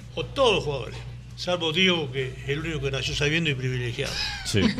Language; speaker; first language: Spanish; native; Spanish